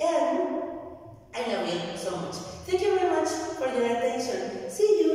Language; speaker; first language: English; non-native, fluent; Spanish